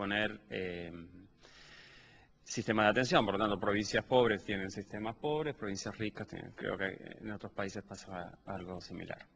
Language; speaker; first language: Spanish; native; Spanish